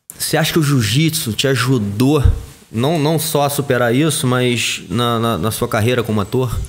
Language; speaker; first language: Portuguese; native; Portuguese